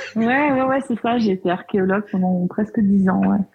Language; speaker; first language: French; native; French